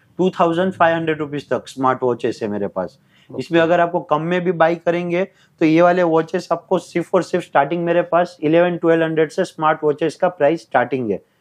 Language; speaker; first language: Hindi; non-native, local second language; Telugu